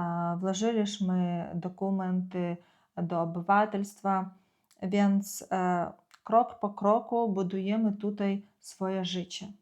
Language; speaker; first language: Polish; non-native, fluent; Ukrainian